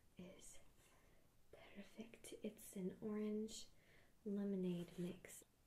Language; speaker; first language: English; native; English